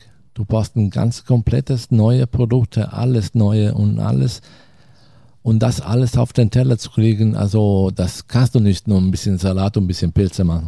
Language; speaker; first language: German; non-native, fluent; Italian